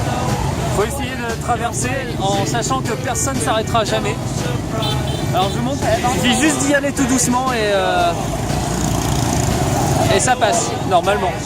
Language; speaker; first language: French; native; French